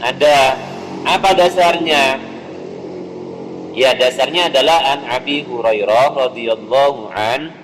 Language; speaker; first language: Indonesian; native; Indonesian